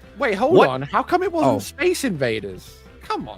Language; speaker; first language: English; native; English